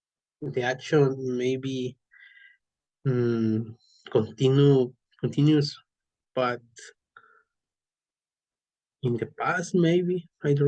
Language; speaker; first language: English; non-native, learner; Spanish